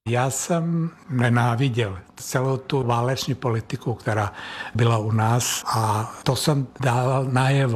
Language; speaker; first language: Czech; non-native, fluent; Serbian